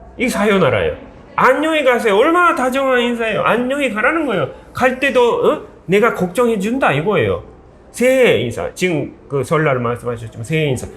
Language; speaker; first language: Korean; non-native, fluent; Japanese